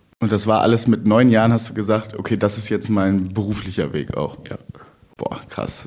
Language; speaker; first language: German; native; German